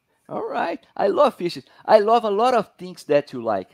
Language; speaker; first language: English; non-native, fluent; Portuguese